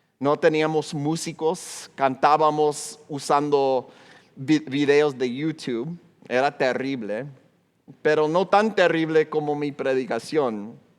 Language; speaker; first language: Spanish; non-native, fluent; English